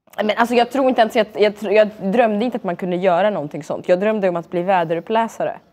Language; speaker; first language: Swedish; early bilingual, other home language; Russian